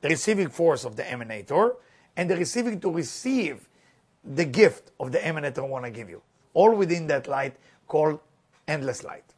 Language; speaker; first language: English; non-native, fluent; Hebrew